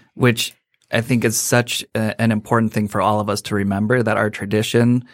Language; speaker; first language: English; native; English